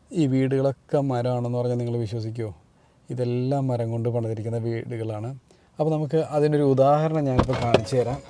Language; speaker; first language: Malayalam; native; Malayalam